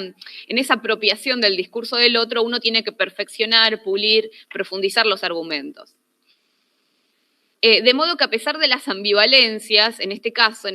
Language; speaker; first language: Spanish; native; Spanish